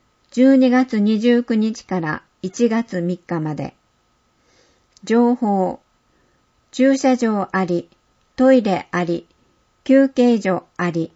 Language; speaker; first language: Japanese; native; Japanese